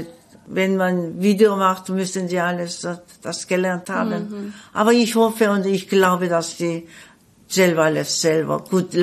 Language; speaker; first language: German; non-native, fluent; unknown